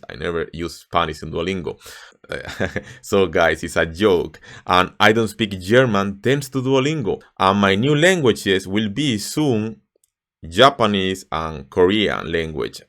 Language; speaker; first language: English; non-native, fluent; Spanish